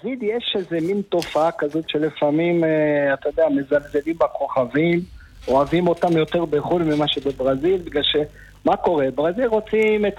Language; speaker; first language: Hebrew; non-native, fluent; Portuguese